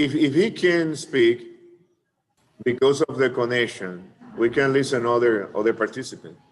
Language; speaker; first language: English; non-native, fluent; Spanish